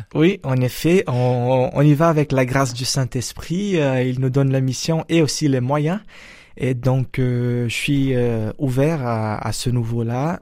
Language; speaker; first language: French; non-native, fluent; Portuguese